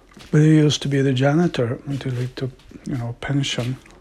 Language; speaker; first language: English; non-native, fluent; Swedish